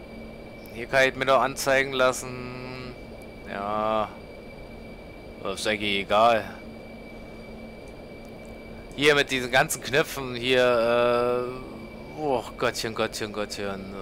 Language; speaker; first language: German; native; German